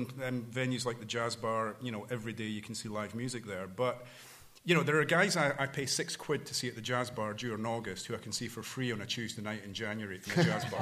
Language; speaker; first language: English; native; English